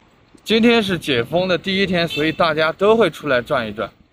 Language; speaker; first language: Chinese; native; Chinese